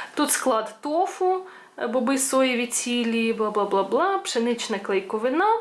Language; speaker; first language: Ukrainian; non-native, local second language; Russian